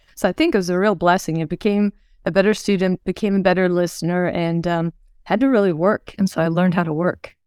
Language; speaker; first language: English; early bilingual, other home language; Swedish